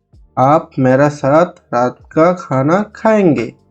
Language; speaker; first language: Hindi; non-native, fluent; Bangla